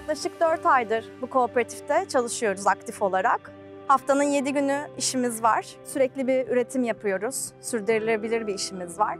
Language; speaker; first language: Turkish; native; Turkish